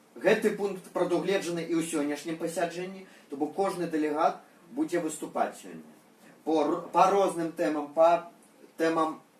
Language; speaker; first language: Belarusian; non-native, local second language; Russian